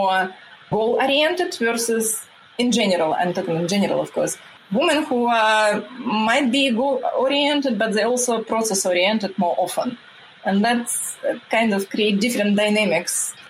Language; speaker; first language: English; non-native, fluent; Russian